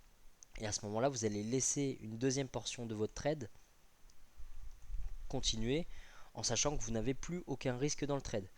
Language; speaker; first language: French; native; French